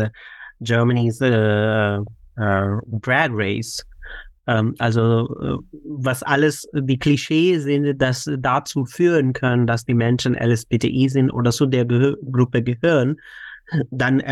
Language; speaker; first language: German; non-native, fluent; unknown